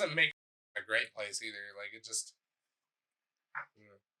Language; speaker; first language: English; native; English